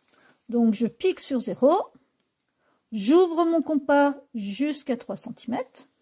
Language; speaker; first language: French; native; French